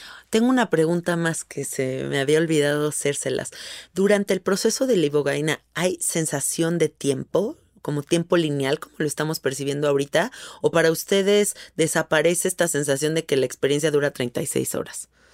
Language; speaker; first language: Spanish; native; Spanish